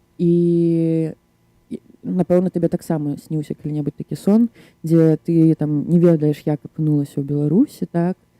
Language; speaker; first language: Belarusian; non-native, local second language; Russian